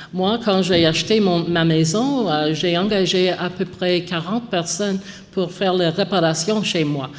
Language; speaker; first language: French; non-native, local second language; English